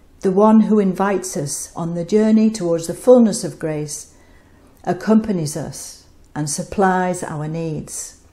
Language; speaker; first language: English; native; English